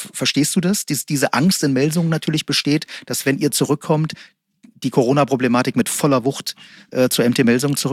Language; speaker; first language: German; native; German